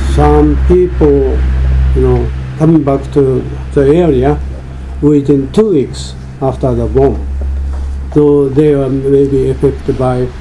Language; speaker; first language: English; non-native, fluent; Japanese